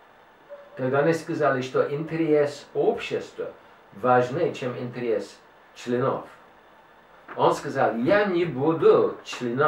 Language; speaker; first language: Russian; non-native, fluent; English